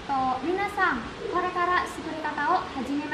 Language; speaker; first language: Japanese; non-native, learner; Indonesian